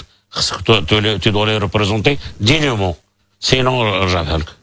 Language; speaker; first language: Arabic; native; Arabic